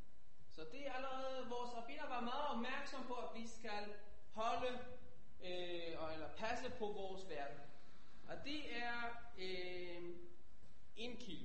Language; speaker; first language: Danish; non-native, fluent; Hebrew